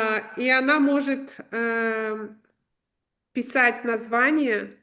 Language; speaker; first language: Russian; native; Russian